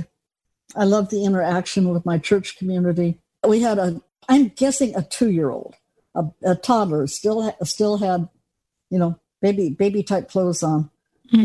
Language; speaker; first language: English; native; English